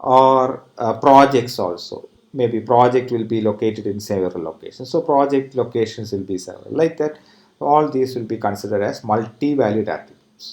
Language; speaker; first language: English; non-native, local second language; Malayalam